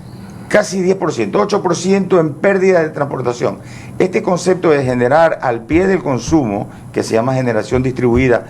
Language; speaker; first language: Spanish; native; Spanish